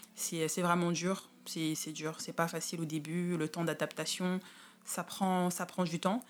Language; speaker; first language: French; native; French